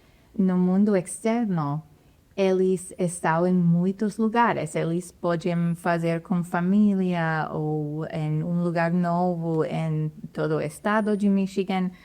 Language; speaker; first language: Portuguese; non-native, fluent; English